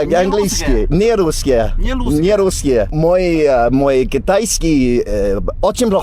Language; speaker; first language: Russian; non-native, learner; English